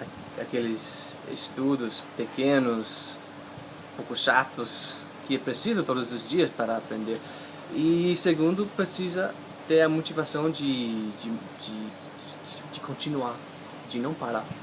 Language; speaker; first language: Portuguese; non-native, fluent; English